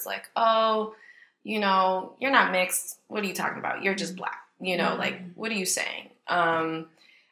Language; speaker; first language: English; native; English